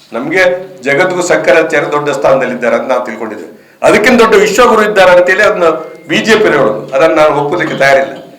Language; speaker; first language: Kannada; native; Kannada